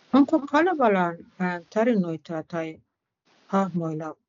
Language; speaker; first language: Finnish; non-native, fluent; Persian